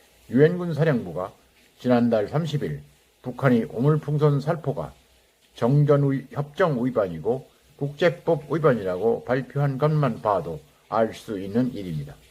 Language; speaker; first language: Korean; native; Korean